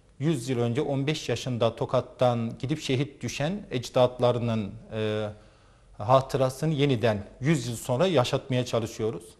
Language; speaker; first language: Turkish; native; Turkish